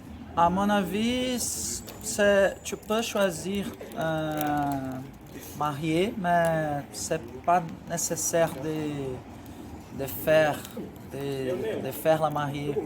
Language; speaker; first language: French; non-native, learner; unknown